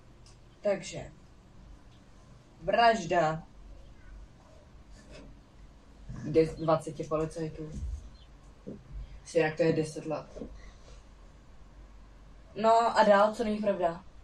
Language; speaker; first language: Czech; native; Czech